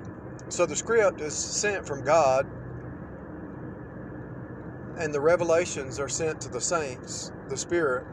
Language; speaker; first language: English; native; English